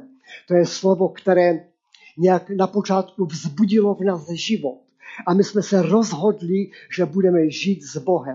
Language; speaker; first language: Czech; non-native, local second language; Polish